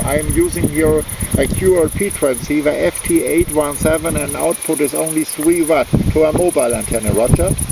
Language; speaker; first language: English; non-native, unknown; German